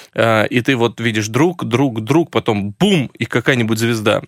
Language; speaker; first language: Russian; native; Russian